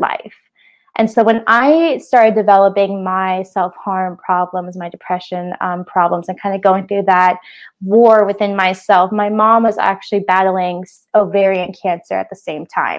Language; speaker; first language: English; native; English